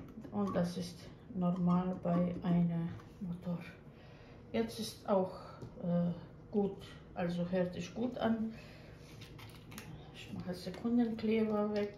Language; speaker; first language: German; non-native, fluent; Croatian